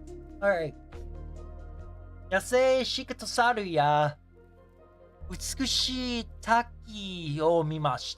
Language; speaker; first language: Japanese; non-native, learner; English